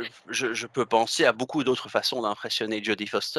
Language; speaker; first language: French; native; French